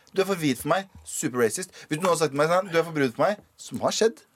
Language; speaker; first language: Norwegian; native; Norwegian